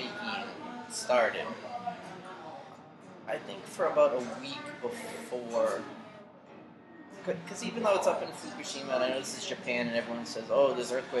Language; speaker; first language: English; native; English